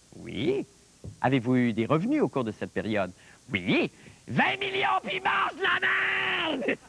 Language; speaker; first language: French; native; French